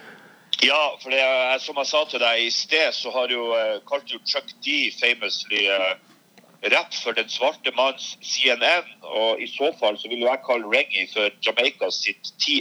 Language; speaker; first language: Norwegian; native; Norwegian